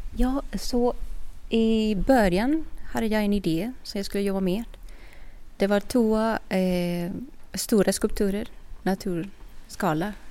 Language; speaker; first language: Swedish; non-native, fluent; Spanish